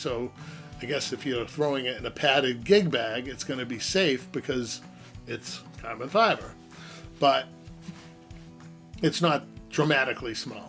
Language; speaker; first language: English; native; English